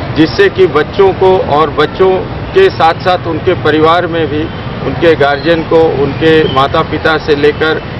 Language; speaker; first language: Hindi; native; Hindi